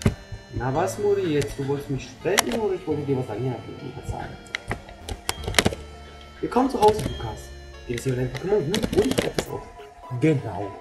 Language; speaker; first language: German; native; German